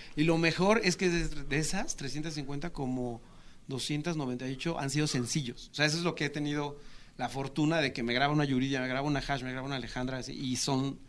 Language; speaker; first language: Spanish; native; Spanish